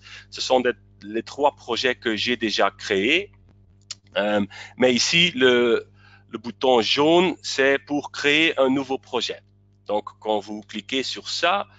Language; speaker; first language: French; non-native, local second language; Dutch